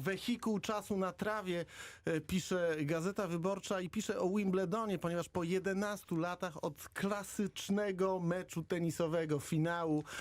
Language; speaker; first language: Polish; native; Polish